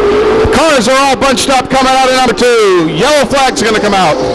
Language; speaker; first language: English; native; English